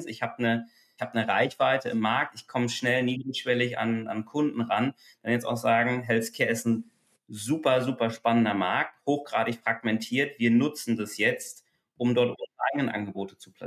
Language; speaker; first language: German; native; German